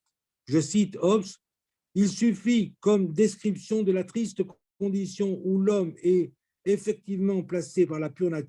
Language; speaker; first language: French; native; French